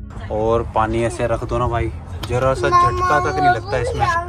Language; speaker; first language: Hindi; native; Hindi